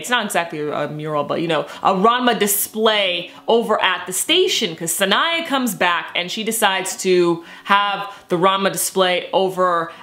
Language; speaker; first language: English; native; English